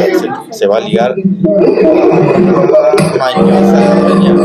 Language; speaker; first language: Spanish; native; Spanish